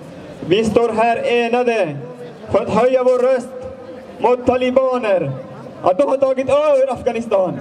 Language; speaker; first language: Swedish; non-native, fluent; Persian